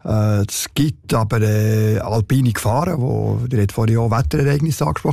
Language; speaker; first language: German; native; German